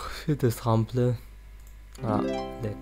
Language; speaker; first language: French; non-native, learner; English